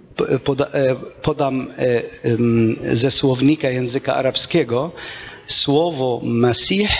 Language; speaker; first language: Polish; non-native, fluent; Arabic